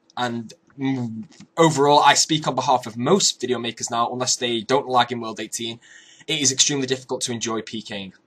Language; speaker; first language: English; native; English